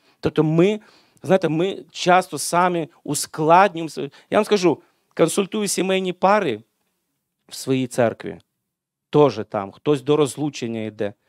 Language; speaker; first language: Ukrainian; non-native, local second language; Russian